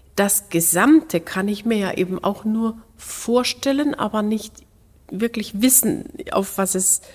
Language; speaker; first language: German; native; German